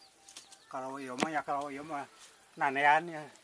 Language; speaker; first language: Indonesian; non-native, local second language; Sundanese